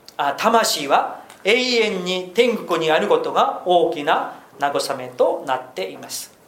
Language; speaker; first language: Japanese; non-native, fluent; Korean